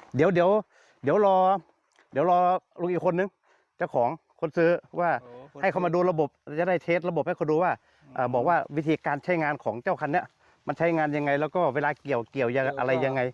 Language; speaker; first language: Thai; native; Thai